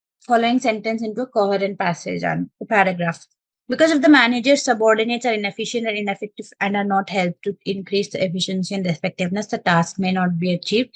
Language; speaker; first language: English; non-native, local second language; Malayalam